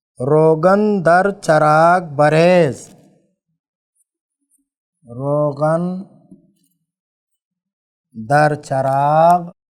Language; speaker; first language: Persian; non-native, fluent; Urdu